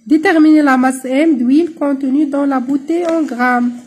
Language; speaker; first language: French; non-native, local second language; Arabic